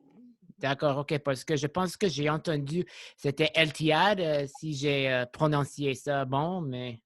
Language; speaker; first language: French; non-native, local second language; English